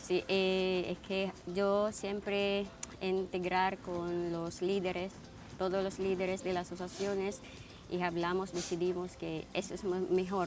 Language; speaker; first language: Spanish; non-native, fluent; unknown